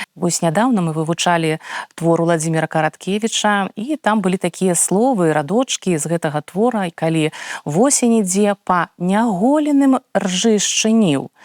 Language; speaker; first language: Belarusian; native; Belarusian